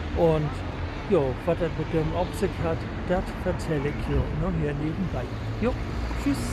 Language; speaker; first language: German; native; German